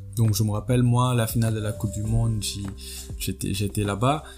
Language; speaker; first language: French; non-native, local second language; Wolof